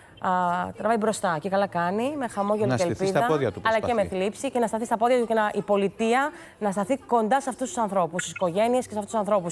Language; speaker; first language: Greek; native; Greek